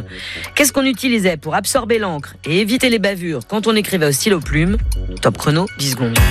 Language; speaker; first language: French; native; French